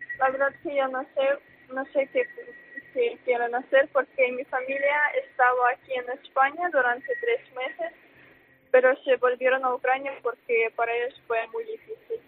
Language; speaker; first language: Spanish; non-native, fluent; Ukrainian